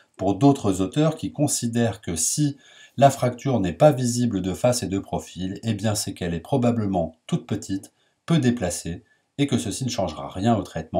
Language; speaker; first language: French; native; French